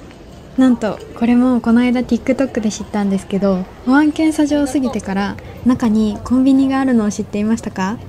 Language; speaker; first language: Japanese; native; Japanese